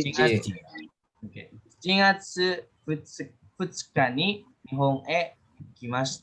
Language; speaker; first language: Japanese; non-native, fluent; Indonesian